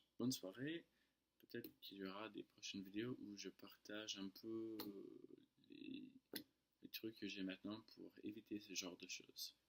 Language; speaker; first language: French; non-native, fluent; English